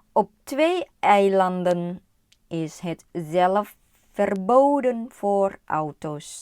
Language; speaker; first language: Dutch; non-native, learner; Thai